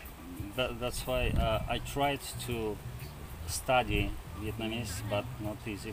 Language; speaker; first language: English; non-native, learner; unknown